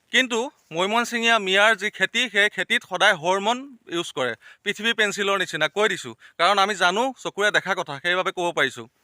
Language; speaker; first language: Assamese; native; Assamese